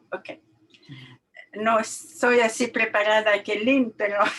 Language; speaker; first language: Spanish; non-native, learner; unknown